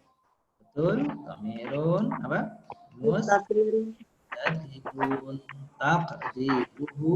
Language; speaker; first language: Arabic; non-native, fluent; Indonesian